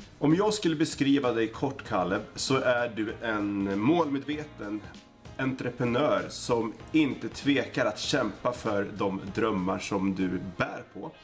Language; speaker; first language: Swedish; native; Swedish